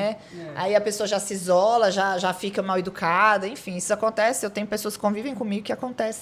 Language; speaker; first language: Portuguese; native; Portuguese